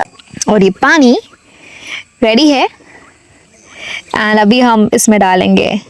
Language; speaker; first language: Hindi; native; Hindi